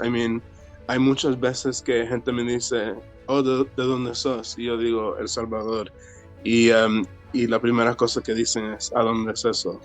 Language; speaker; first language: Spanish; early bilingual, heritage; Spanish